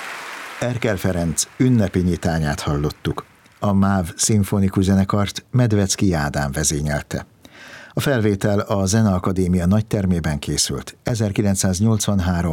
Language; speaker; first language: Hungarian; native; Hungarian